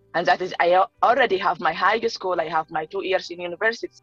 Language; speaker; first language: English; non-native, learner; Arabic